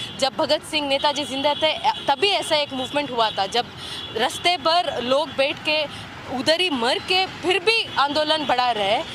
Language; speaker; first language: Hindi; non-native, local second language; Kannada